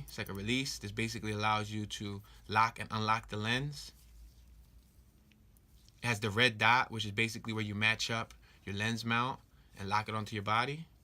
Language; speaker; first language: English; native; English